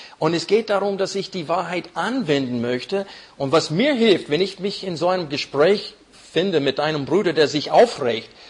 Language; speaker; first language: German; non-native, fluent; English